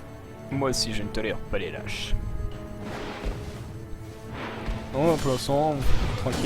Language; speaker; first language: French; native; French